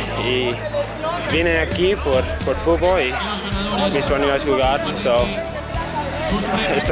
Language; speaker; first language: Spanish; non-native, learner; English